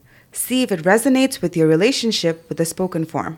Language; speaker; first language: English; non-native, local second language; Tamil